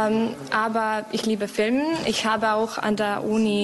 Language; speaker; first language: German; non-native, fluent; Serbian